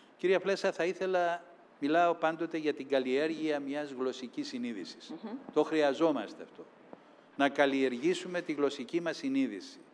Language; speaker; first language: Greek; native; Greek